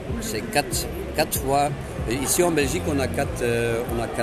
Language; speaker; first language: French; non-native, local second language; Dutch